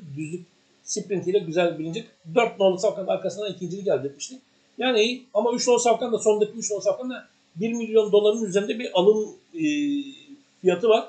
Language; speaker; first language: Turkish; native; Turkish